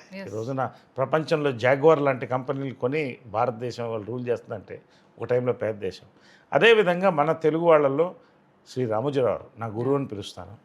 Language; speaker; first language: Telugu; native; Telugu